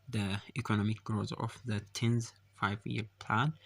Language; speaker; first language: English; non-native, local second language; Amharic